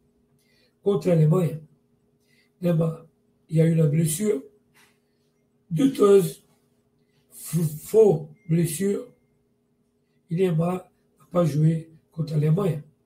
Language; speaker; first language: French; non-native, learner; Portuguese